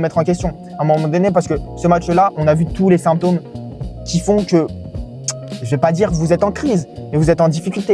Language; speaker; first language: French; native; French